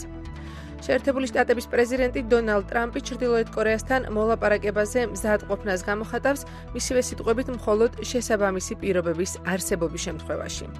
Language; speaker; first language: Georgian; native; Georgian